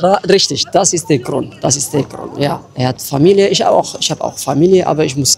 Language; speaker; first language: German; non-native, learner; Tigrinya